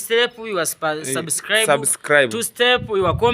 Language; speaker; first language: English; non-native, learner; Swahili